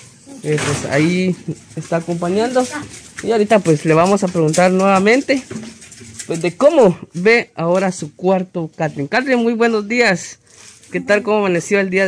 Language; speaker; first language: Spanish; native; Spanish